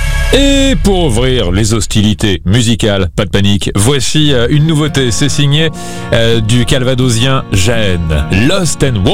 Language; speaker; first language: French; native; French